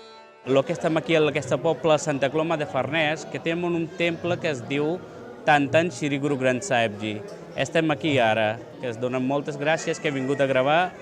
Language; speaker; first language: Catalan; non-native, learner; Punjabi